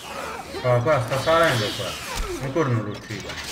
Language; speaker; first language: Italian; native; Italian